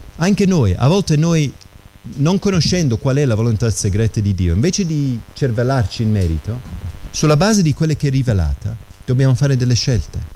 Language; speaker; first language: Italian; non-native, fluent; English